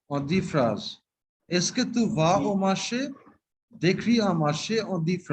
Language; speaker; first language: French; non-native, fluent; Bangla